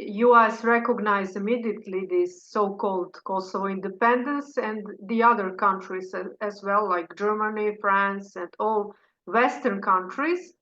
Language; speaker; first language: English; non-native, fluent; Serbian